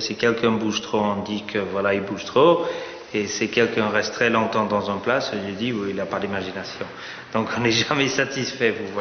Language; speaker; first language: French; non-native, fluent; English